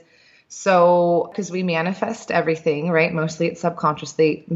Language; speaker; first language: English; native; English